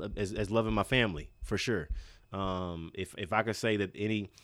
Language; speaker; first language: English; native; English